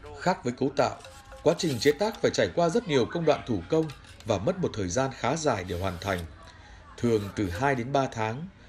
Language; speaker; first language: Vietnamese; native; Vietnamese